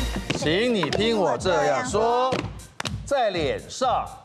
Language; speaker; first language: Chinese; native; Chinese